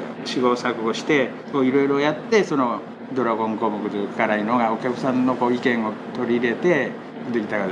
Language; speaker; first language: Japanese; native; Japanese